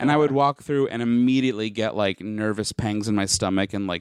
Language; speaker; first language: English; native; English